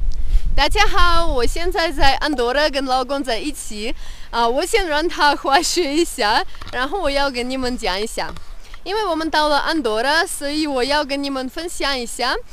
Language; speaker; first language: Chinese; non-native, fluent; Russian